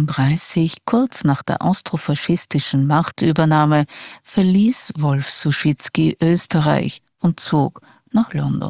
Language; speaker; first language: German; native; German